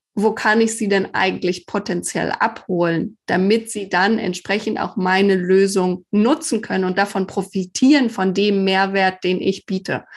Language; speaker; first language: German; native; German